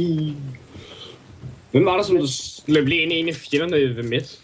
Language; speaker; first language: Danish; native; Danish